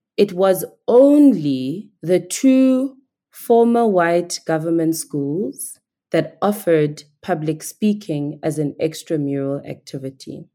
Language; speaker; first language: English; non-native, local second language; Igbo